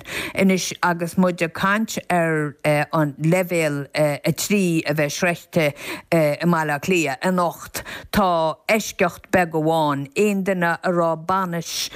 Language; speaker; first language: Irish; native; Irish